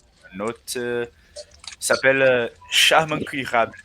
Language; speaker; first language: French; non-native, learner; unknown